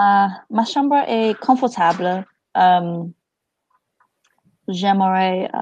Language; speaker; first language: French; non-native, learner; English